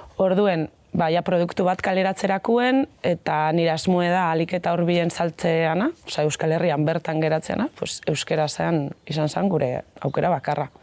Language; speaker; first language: Basque; non-native, local second language; Spanish